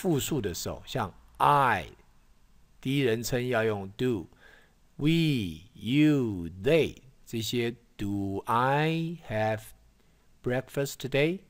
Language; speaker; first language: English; non-native, fluent; Chinese